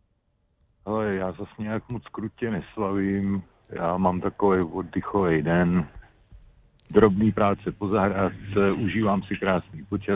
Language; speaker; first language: Czech; native; Czech